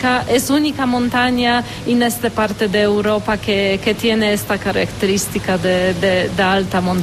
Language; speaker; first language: Spanish; non-native, fluent; Romanian